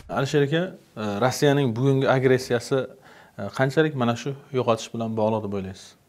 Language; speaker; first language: Uzbek; native; Uzbek